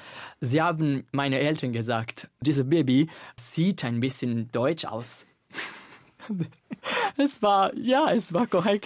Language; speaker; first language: German; non-native, fluent; Italian